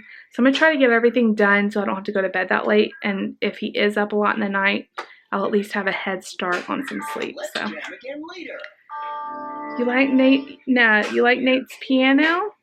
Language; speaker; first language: English; native; English